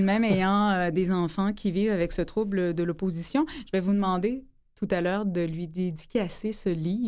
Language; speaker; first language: French; native; French